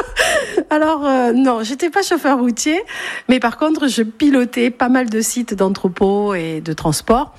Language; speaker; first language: French; native; French